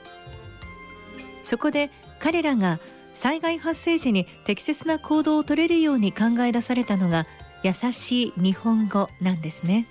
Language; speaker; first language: Japanese; native; Japanese